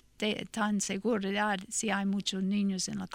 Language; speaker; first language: Spanish; non-native, fluent; English